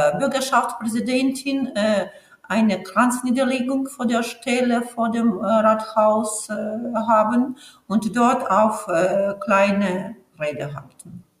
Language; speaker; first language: German; non-native, fluent; Ukrainian